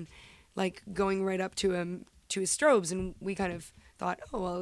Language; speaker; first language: English; native; English